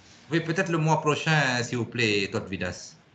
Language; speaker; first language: French; non-native, fluent; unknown